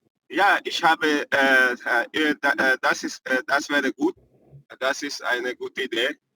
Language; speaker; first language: German; non-native, learner; Hindi